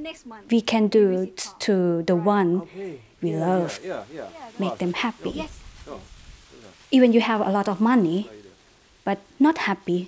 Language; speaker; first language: English; non-native, learner; Thai